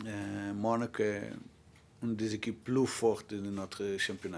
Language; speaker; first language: French; non-native, fluent; Portuguese